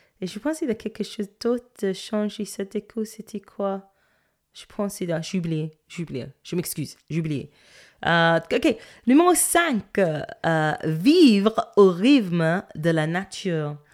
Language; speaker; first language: French; non-native, fluent; English